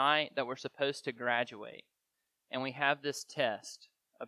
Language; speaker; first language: English; native; English